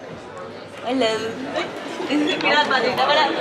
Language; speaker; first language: Spanish; non-native, fluent; English